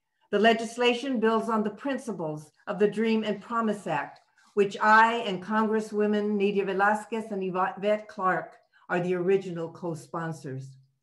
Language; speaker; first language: English; native; English